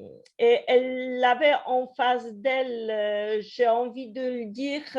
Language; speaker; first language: French; non-native, fluent; Polish